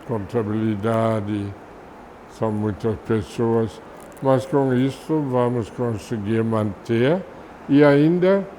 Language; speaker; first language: Portuguese; non-native, fluent; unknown